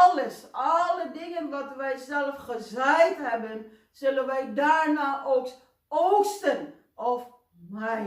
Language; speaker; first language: Dutch; non-native, fluent; Indonesian